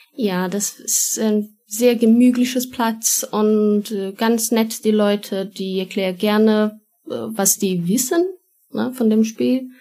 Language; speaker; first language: German; non-native, learner; Portuguese